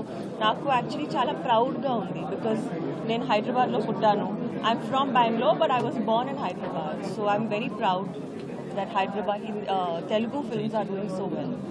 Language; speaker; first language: Telugu; non-native, learner; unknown